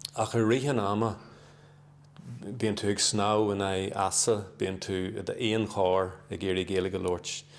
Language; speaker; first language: Irish; non-native, local second language; English